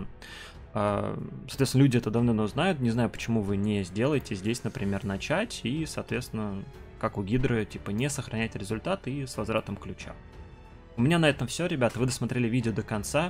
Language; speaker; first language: Russian; native; Russian